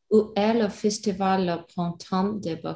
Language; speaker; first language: French; non-native, learner; English